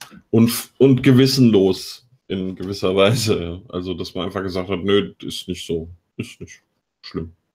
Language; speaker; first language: German; native; German